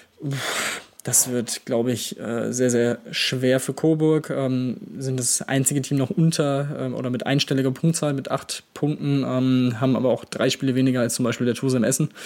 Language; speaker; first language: German; native; German